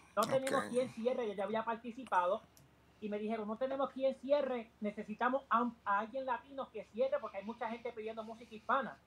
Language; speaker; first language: Spanish; native; Spanish